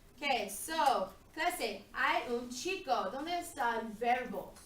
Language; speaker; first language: Spanish; non-native, learner; English